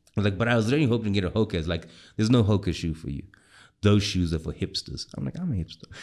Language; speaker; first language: English; native; English